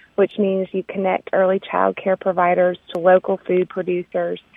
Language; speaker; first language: English; native; English